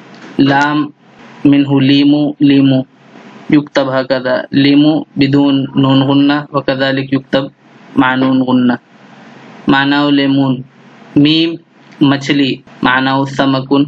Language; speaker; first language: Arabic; non-native, fluent; Urdu